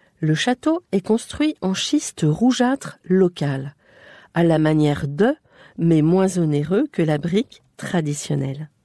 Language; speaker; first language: French; native; French